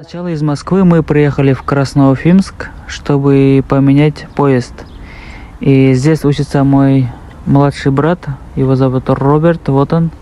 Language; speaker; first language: Russian; non-native, local second language; Tatar